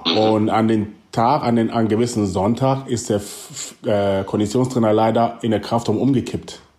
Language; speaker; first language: German; early bilingual, other home language; Akan